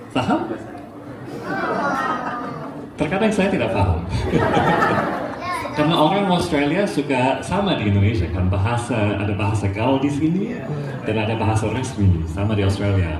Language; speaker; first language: Indonesian; non-native, fluent; English